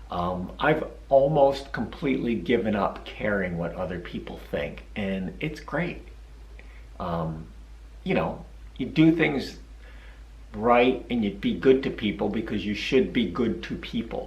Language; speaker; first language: English; native; English